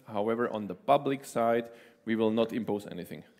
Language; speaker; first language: English; non-native, fluent; Czech